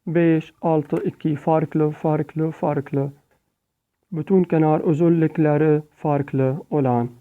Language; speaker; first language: Turkish; non-native, learner; Arabic